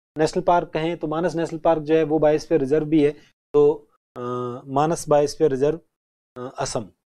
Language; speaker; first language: Hindi; native; Hindi